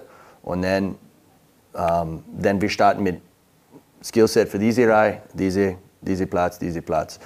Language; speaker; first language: German; non-native, learner; English